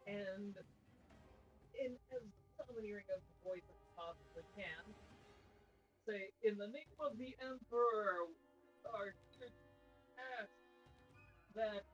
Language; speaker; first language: English; native; English